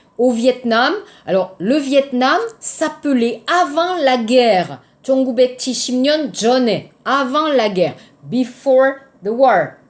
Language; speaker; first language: French; native; French